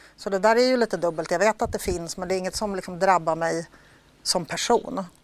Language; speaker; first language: Swedish; early bilingual, other home language; Polish